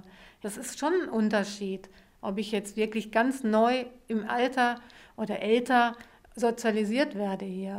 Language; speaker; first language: German; native; German